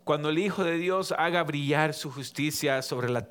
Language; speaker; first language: Spanish; native; Spanish